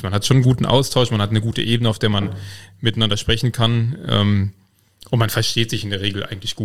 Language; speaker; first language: German; native; German